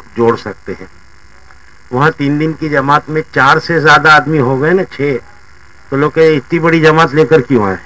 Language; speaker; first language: Urdu; native; Urdu